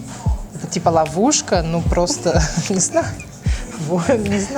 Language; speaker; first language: Russian; non-native, learner; Portuguese